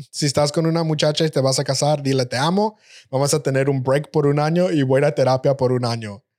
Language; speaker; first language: Spanish; early bilingual, heritage; Spanish